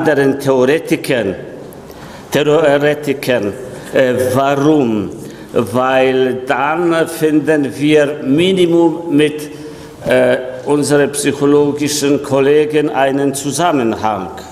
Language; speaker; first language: German; non-native, fluent; Polish